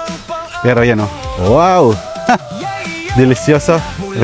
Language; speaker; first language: Spanish; non-native, learner; Filipino